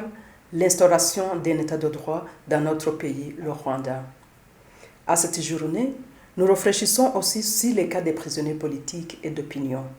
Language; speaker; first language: French; non-native, local second language; Kinyarwanda